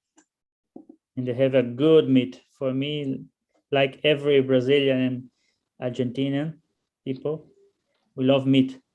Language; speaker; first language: English; non-native, learner; Portuguese